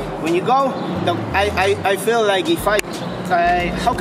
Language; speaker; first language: English; non-native, learner; Spanish